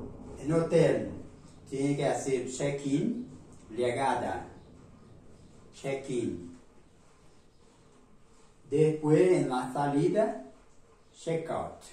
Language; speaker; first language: Spanish; non-native, learner; Portuguese